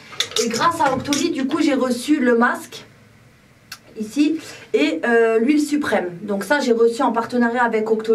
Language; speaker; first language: French; native; French